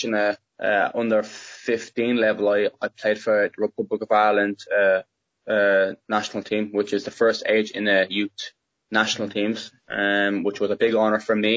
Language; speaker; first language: English; native; English